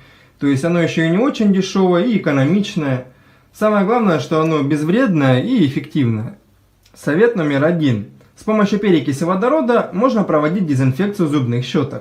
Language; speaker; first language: Russian; native; Russian